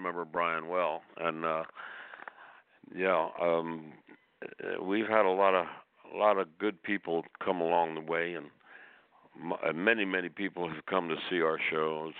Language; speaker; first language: English; native; English